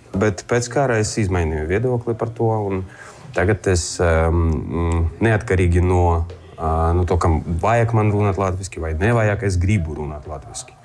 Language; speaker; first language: Latvian; non-native, local second language; Russian